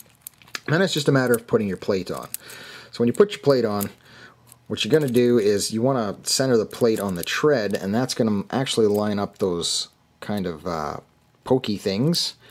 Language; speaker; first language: English; native; English